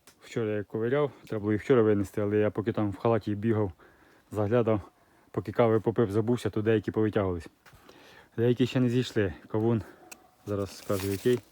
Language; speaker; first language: Ukrainian; native; Ukrainian